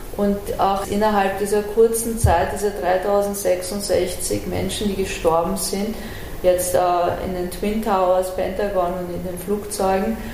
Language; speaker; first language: German; early bilingual, other home language; Persian